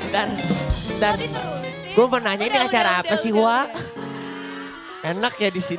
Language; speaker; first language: Indonesian; native; Indonesian